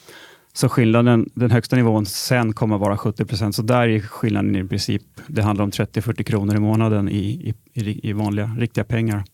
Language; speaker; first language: Swedish; native; Swedish